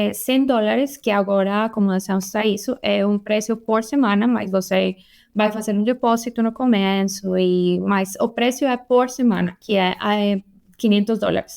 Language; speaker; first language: Portuguese; non-native, fluent; Spanish